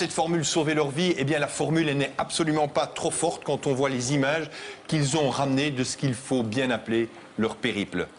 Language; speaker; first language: French; native; French